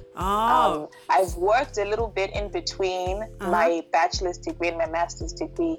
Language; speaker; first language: English; non-native, local second language; Shona